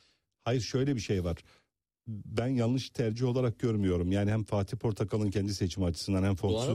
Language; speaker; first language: Turkish; native; Turkish